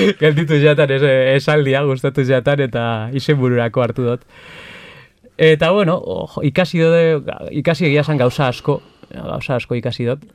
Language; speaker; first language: Basque; non-native, local second language; Spanish